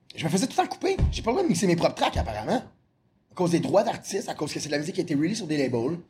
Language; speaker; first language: French; native; French